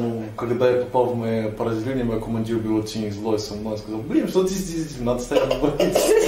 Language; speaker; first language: Russian; non-native, learner; Portuguese